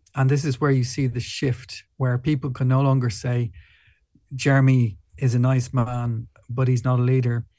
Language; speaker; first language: English; native; English